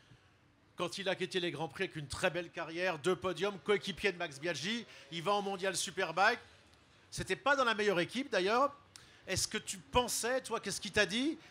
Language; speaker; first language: French; native; French